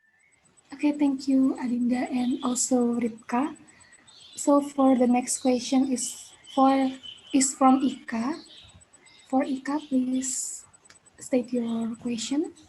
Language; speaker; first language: English; non-native, learner; Indonesian